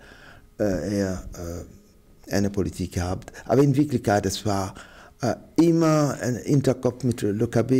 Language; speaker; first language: German; non-native, fluent; Arabic